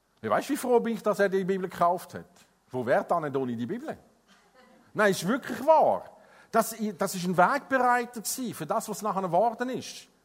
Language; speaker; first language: German; non-native, fluent; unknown